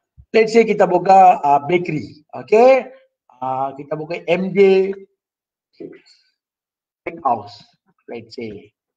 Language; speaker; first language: English; non-native, local second language; Malay